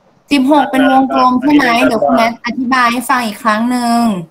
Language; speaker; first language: Thai; native; Thai